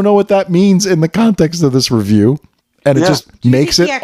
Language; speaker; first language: English; native; English